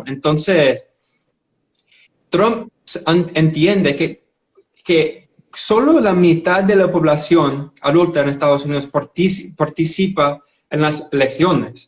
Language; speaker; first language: Spanish; non-native, fluent; English